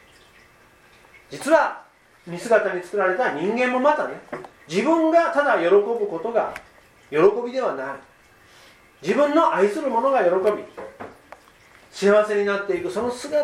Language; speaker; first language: Japanese; native; Japanese